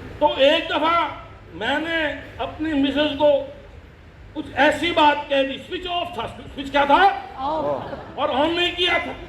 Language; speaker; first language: Hindi; early bilingual, other home language; Japanese